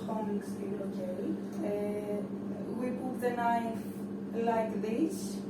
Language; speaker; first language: English; non-native, learner; Greek